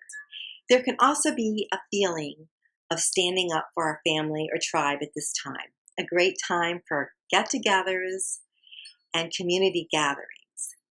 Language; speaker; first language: English; native; English